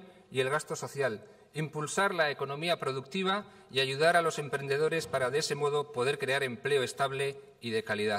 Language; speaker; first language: Spanish; native; Spanish